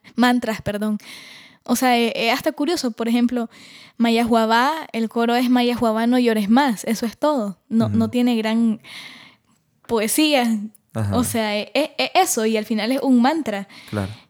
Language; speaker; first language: Spanish; native; Spanish